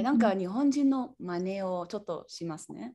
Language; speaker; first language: Japanese; non-native, learner; English